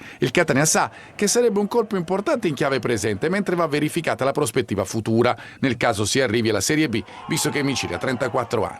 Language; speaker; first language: Italian; native; Italian